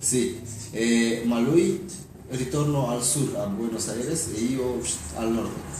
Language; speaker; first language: Spanish; non-native, learner; Romanian